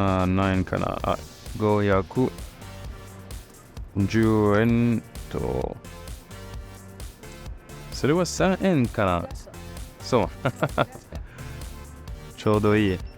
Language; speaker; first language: Japanese; non-native, learner; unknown